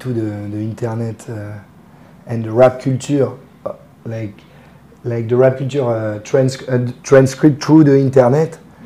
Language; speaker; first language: English; non-native, fluent; French